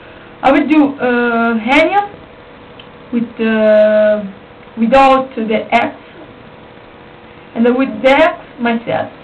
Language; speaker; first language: English; non-native, learner; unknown